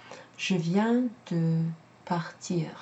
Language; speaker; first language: French; non-native, fluent; English